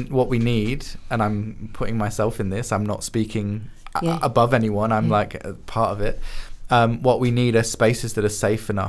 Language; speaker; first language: English; native; English